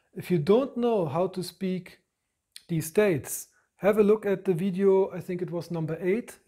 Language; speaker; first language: English; non-native, fluent; German